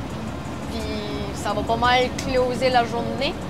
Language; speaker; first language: French; native; French